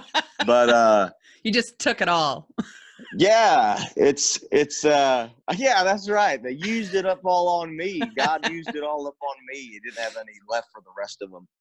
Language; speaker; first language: English; native; English